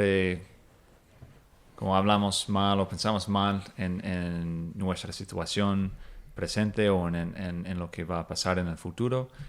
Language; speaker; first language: Spanish; non-native, fluent; English